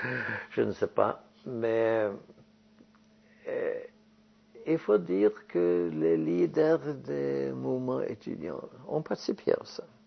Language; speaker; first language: French; non-native, fluent; Norwegian